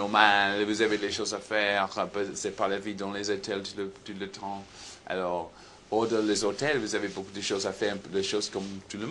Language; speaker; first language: French; non-native, learner; English